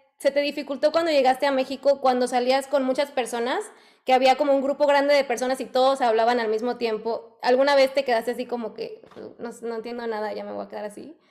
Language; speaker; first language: Spanish; native; Spanish